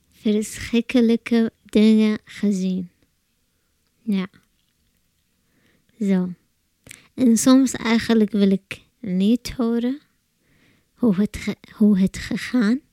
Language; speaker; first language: Dutch; non-native, learner; Arabic